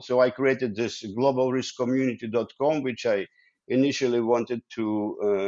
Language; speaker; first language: English; non-native, fluent; Ukrainian